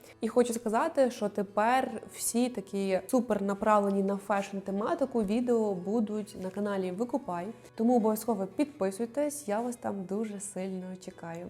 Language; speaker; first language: Ukrainian; native; Ukrainian